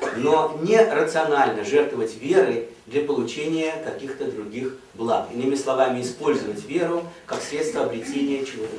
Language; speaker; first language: Russian; native; Russian